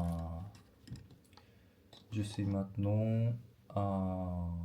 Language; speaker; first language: French; non-native, learner; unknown